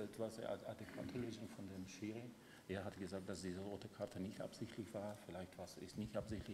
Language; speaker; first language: German; non-native, fluent; Russian